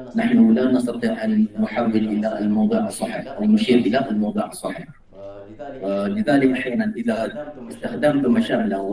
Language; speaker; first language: Arabic; non-native, fluent; Malay